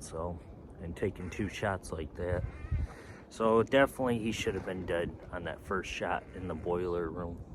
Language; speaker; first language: English; native; English